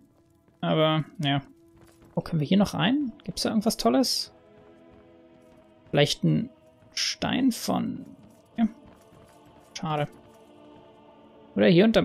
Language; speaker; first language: German; native; German